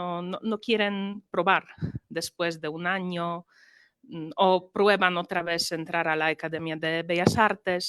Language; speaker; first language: Spanish; non-native, fluent; Polish